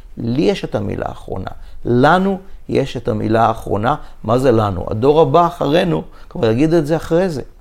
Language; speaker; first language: Hebrew; native; Hebrew